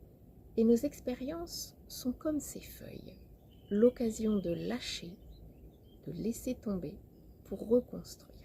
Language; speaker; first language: French; native; French